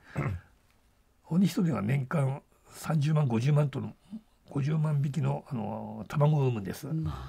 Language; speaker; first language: Japanese; native; Japanese